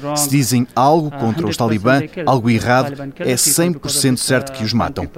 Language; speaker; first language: Portuguese; non-native, fluent; Persian